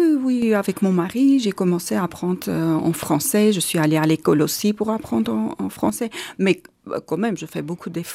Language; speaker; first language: French; non-native, learner; Armenian